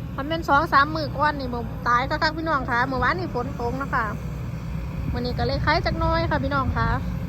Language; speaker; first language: Thai; non-native, local second language; Northeastern Thai